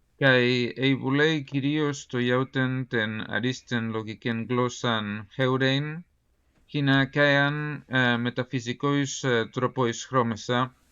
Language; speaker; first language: Greek; non-native, fluent; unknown